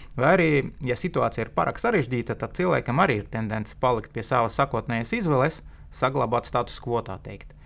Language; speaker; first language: Latvian; non-native, local second language; Russian